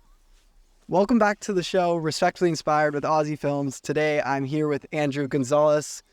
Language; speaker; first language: English; native; English